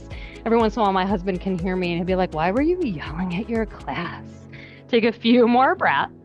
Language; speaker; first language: English; native; English